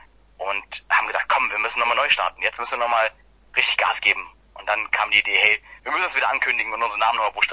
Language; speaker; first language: German; native; German